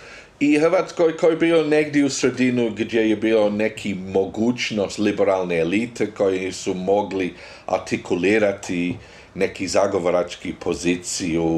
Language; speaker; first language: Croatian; non-native, fluent; English